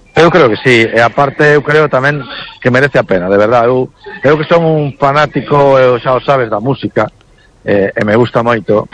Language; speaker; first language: Galician; non-native, local second language; Spanish